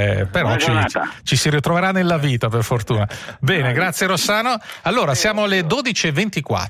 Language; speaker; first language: Italian; native; Italian